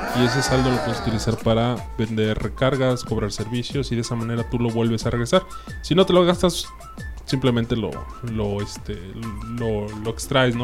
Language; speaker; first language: Spanish; native; Spanish